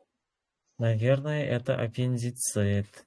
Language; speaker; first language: Russian; non-native, fluent; Uzbek